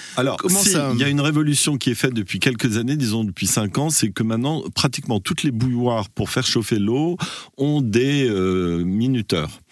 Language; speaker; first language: French; non-native, fluent; English